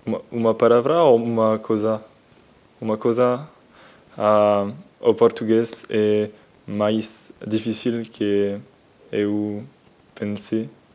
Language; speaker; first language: Portuguese; non-native, learner; French